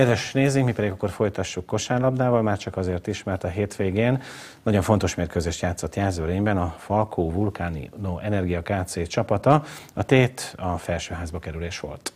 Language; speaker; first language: Hungarian; native; Hungarian